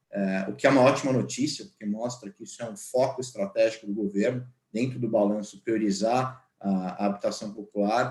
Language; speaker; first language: Portuguese; native; Portuguese